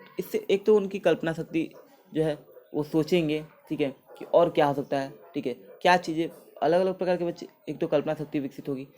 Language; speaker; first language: Hindi; native; Hindi